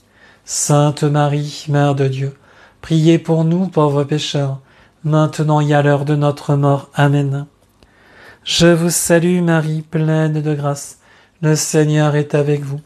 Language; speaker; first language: French; native; French